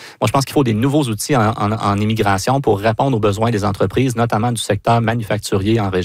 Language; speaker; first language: French; native; French